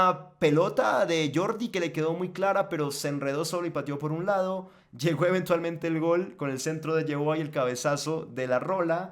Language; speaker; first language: Spanish; native; Spanish